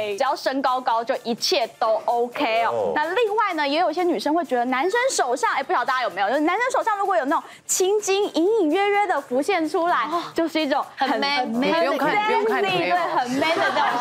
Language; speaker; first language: Chinese; native; Chinese